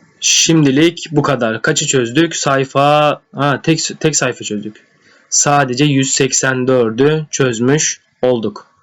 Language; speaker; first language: Turkish; native; Turkish